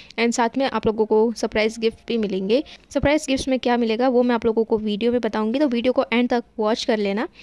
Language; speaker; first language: Hindi; native; Hindi